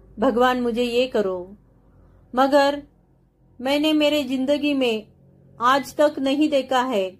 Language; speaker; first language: Hindi; non-native, local second language; Marathi